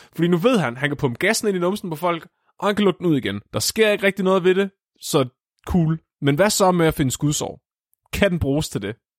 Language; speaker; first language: Danish; native; Danish